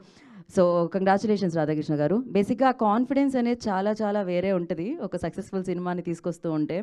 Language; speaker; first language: Telugu; native; Telugu